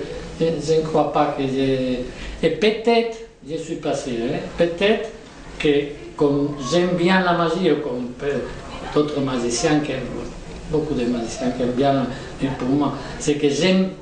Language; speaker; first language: French; non-native, learner; Spanish